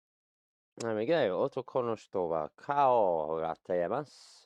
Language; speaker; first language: Japanese; non-native, learner; English